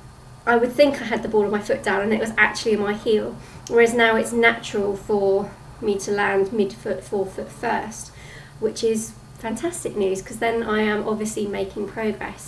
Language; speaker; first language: English; native; English